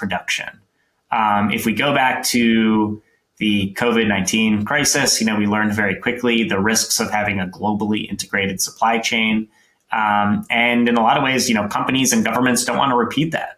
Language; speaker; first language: English; native; English